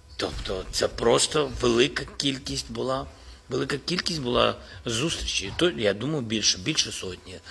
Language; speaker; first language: Ukrainian; non-native, local second language; Russian